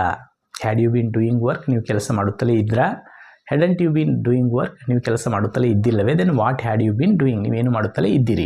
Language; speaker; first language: Kannada; native; Kannada